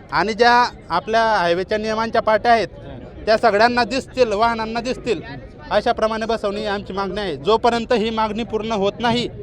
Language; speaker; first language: Marathi; native; Marathi